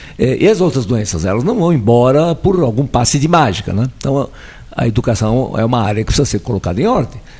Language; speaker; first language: Portuguese; early bilingual, other home language; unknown